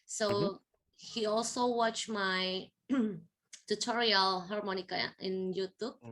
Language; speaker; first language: English; non-native, fluent; Indonesian